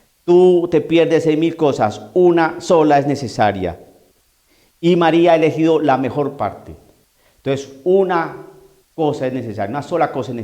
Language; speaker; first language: Spanish; native; Spanish